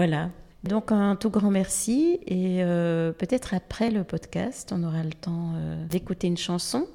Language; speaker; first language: French; native; French